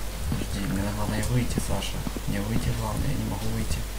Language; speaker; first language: Russian; native; Russian